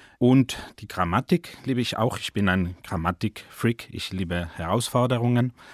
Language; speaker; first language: German; non-native, fluent; Spanish